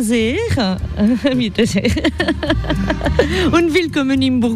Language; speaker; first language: German; non-native, fluent; French